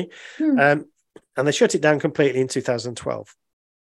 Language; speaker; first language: English; native; English